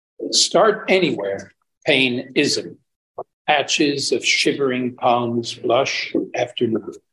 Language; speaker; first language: English; native; English